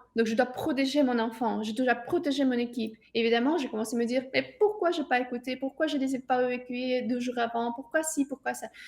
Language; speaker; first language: French; non-native, fluent; Russian